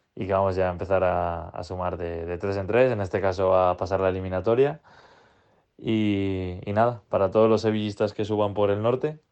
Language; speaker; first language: Spanish; native; Spanish